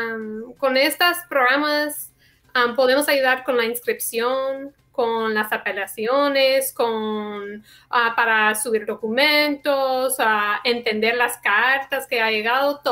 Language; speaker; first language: Spanish; non-native, fluent; English